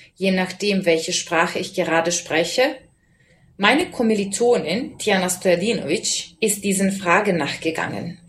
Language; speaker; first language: German; non-native, fluent; Serbian